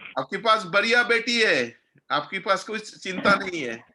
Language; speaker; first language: Hindi; non-native, local second language; Manipuri